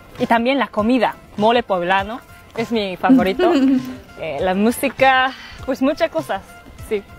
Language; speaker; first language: Spanish; non-native, fluent; Japanese